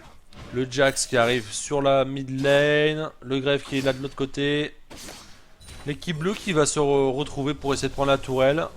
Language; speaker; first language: French; native; French